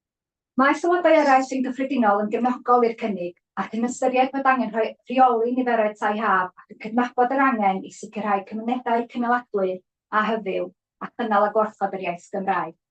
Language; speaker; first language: Welsh; native; Welsh